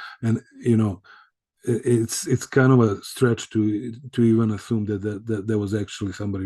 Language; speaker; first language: English; early bilingual, other home language; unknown